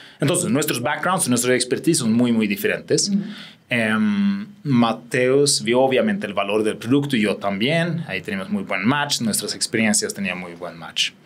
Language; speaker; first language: Spanish; non-native, fluent; Swedish